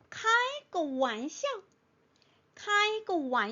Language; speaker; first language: Chinese; non-native, fluent; Korean